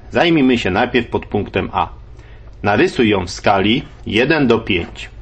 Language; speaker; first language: Polish; native; Polish